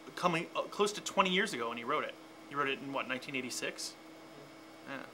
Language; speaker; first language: English; native; English